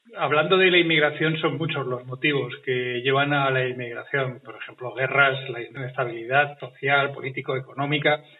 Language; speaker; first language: Spanish; native; Spanish